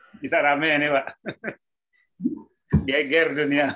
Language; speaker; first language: Indonesian; native; Indonesian